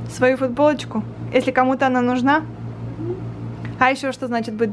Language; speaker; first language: Russian; native; Russian